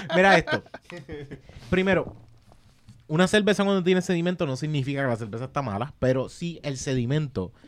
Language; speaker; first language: Spanish; native; Spanish